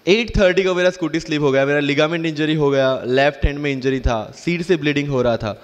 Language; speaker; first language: Hindi; non-native, local second language; Gujarati